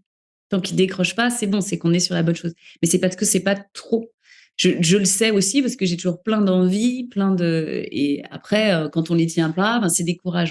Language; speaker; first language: French; native; French